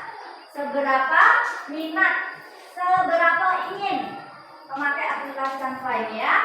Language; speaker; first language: Indonesian; native; Indonesian